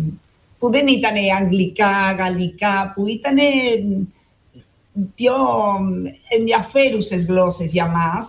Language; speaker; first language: Greek; non-native, fluent; Spanish